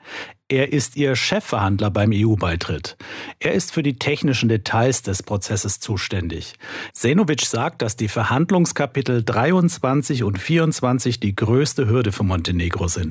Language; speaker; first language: German; native; German